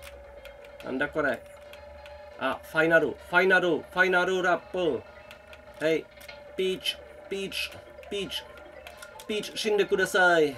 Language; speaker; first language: Japanese; non-native, learner; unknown